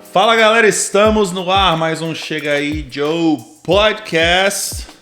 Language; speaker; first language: Portuguese; native; Portuguese